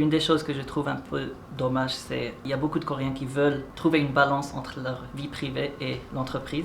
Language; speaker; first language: French; non-native, local second language; Arabic